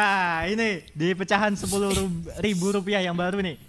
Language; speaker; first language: Indonesian; native; Indonesian